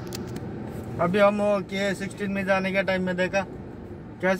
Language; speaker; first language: Hindi; non-native, learner; Nepali